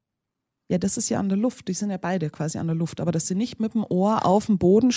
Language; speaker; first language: German; native; German